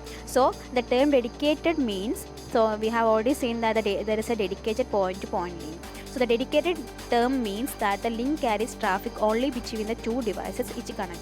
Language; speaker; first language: English; non-native, local second language; Malayalam